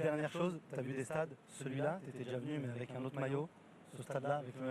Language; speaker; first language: French; native; French